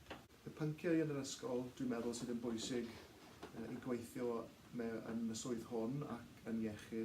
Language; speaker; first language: Welsh; non-native, local second language; English